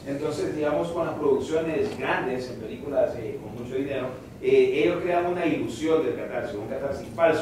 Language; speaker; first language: Spanish; native; Spanish